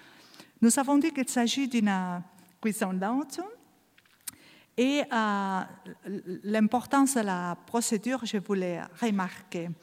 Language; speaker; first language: French; non-native, learner; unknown